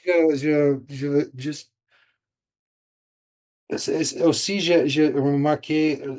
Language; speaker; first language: French; non-native, fluent; English